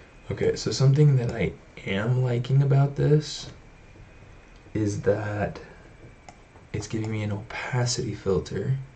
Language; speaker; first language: English; native; English